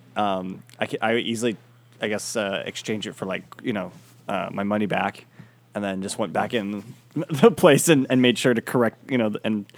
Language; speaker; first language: English; early bilingual, other home language; Filipino